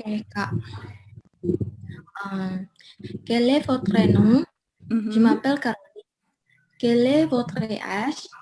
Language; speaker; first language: French; non-native, learner; Indonesian